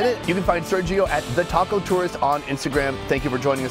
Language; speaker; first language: English; native; English